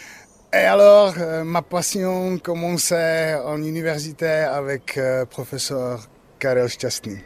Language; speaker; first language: French; non-native, learner; Czech